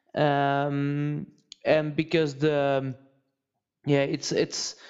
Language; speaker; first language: English; non-native, fluent; Dutch